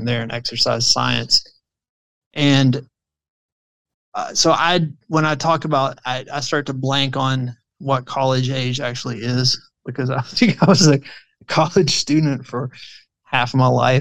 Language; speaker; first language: English; native; English